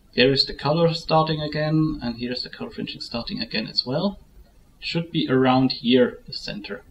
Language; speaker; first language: English; non-native, fluent; German